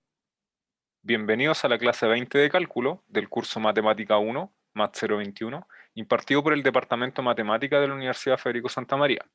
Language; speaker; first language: Spanish; native; Spanish